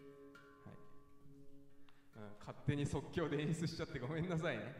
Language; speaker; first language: Japanese; native; Japanese